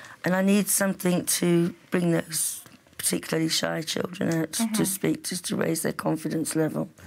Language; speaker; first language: English; native; English